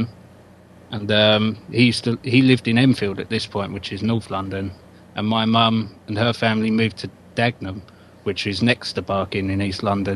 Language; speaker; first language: English; native; English